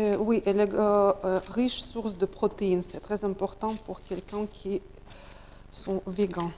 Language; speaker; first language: French; non-native, learner; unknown